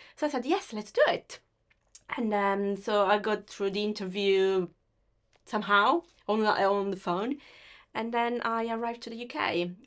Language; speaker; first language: English; non-native, fluent; Italian